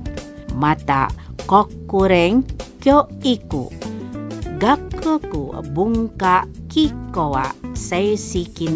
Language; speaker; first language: Japanese; non-native, fluent; Indonesian